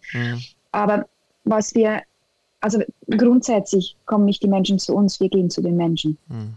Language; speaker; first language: German; native; German